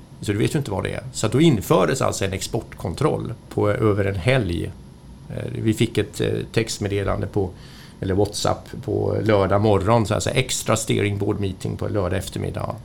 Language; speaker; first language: Swedish; native; Swedish